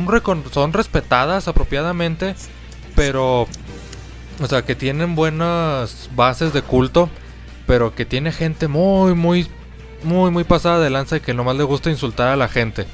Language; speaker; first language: Spanish; native; Spanish